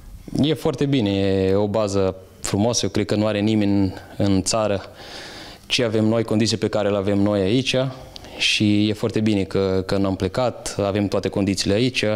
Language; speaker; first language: Romanian; non-native, fluent; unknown